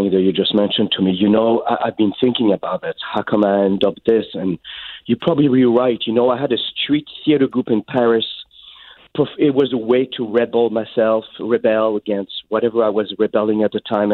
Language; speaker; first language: English; non-native, fluent; French